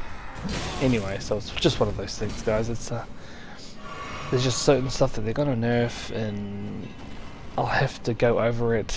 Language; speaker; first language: English; native; English